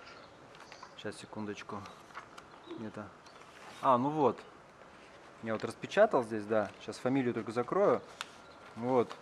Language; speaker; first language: Russian; native; Russian